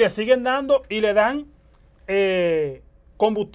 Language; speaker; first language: Spanish; native; Spanish